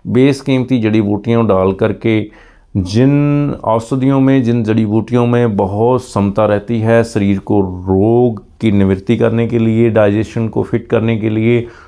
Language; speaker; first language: Hindi; non-native, local second language; Punjabi